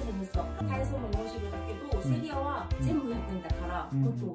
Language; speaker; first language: Japanese; non-native, learner; Korean